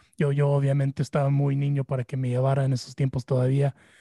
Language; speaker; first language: Spanish; early bilingual, heritage; Spanish